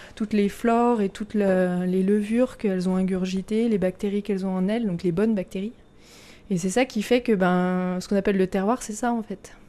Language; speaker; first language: French; native; French